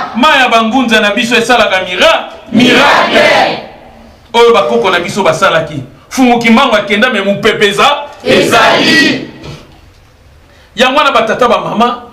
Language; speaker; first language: Lingala; non-native, local second language; Kongo